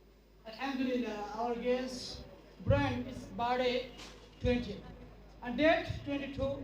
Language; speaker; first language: English; non-native, learner; Bangla